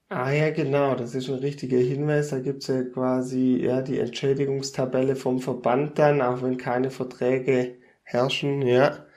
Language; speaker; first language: German; native; German